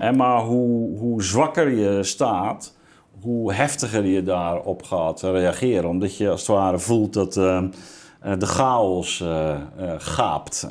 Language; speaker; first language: Dutch; native; Dutch